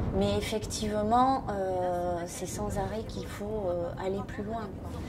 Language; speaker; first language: French; native; French